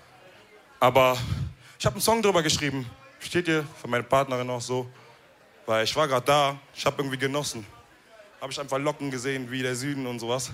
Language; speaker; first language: German; early bilingual, other home language; Wolof